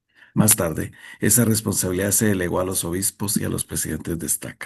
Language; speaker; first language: Spanish; native; Spanish